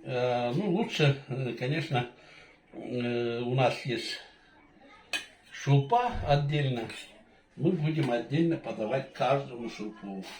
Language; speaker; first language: Russian; non-native, local second language; Tatar